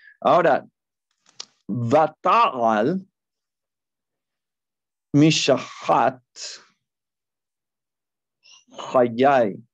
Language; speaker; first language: Spanish; non-native, fluent; English